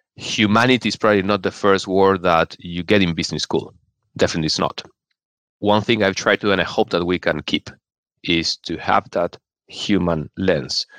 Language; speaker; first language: English; non-native, fluent; Spanish